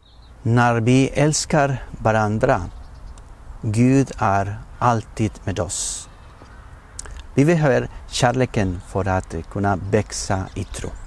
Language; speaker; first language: Swedish; non-native, fluent; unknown